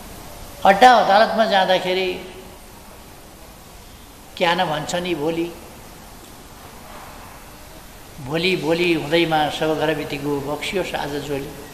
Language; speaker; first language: Nepali; native; Nepali